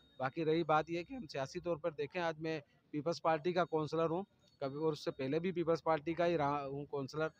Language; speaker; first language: Urdu; non-native, local second language; Sindhi